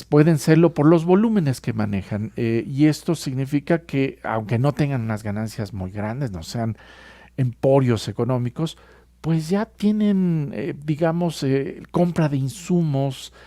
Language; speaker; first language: Spanish; native; Spanish